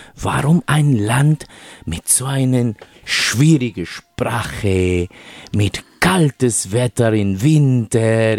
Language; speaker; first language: German; non-native, fluent; Spanish